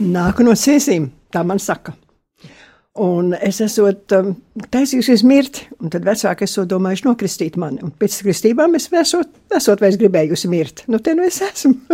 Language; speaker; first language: Latvian; early bilingual, heritage; Latvian